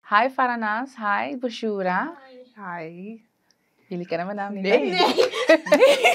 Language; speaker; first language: Dutch; native; Dutch